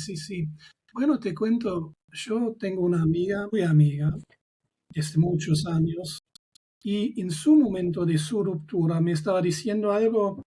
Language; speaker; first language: Spanish; non-native, fluent; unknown